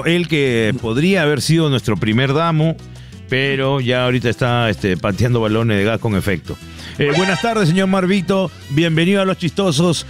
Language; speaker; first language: Spanish; native; Spanish